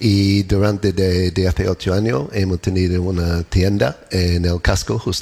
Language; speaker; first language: Spanish; non-native, learner; English